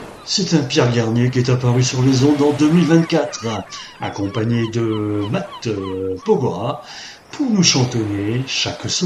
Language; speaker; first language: French; native; French